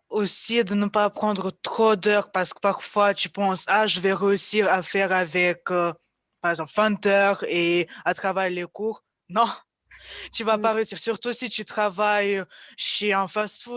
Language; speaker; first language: French; non-native, fluent; Russian